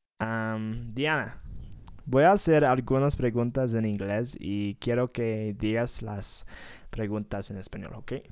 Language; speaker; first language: Spanish; non-native, fluent; English